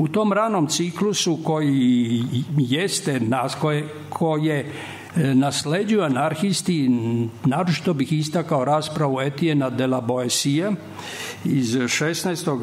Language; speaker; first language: Serbian; native; Serbian